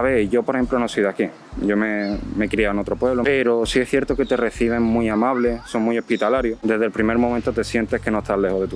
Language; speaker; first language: Spanish; native; Spanish